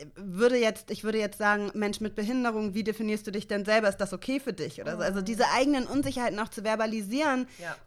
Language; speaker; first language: German; native; German